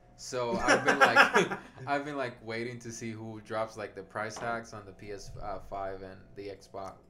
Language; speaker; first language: English; non-native, fluent; Spanish